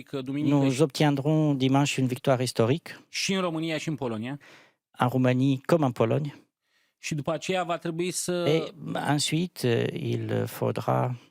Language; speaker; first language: French; non-native, fluent; Romanian